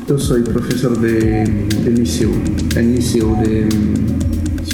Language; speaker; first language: Spanish; non-native, learner; French